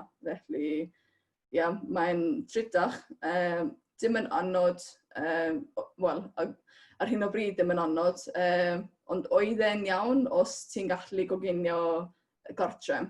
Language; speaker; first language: Welsh; non-native, fluent; Estonian